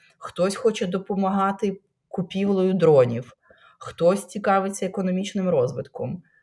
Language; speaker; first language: Ukrainian; native; Ukrainian